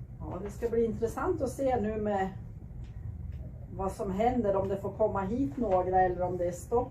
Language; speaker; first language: Swedish; native; Swedish